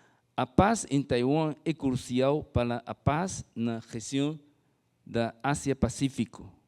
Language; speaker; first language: Portuguese; non-native, fluent; Chinese